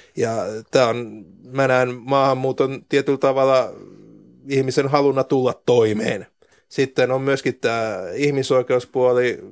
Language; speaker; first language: Finnish; native; Finnish